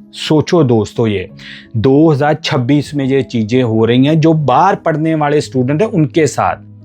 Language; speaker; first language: Hindi; non-native, local second language; Punjabi